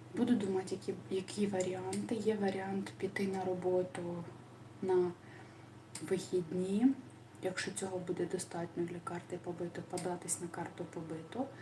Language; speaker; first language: Ukrainian; non-native, local second language; Russian